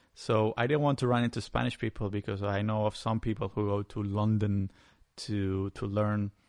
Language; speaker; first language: English; non-native, fluent; Spanish